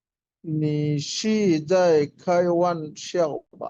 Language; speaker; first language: Chinese; non-native, learner; Bangla